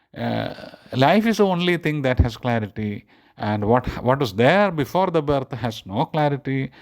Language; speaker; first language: English; non-native, local second language; Malayalam